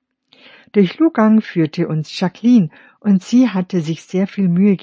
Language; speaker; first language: German; native; German